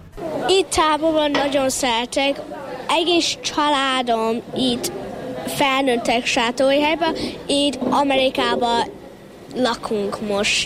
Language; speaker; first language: Hungarian; early bilingual, heritage; English